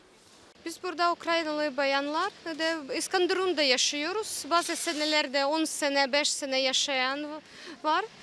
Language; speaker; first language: Turkish; non-native, fluent; Ukrainian